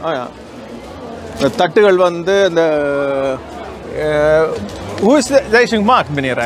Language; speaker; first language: Dutch; non-native, learner; Tamil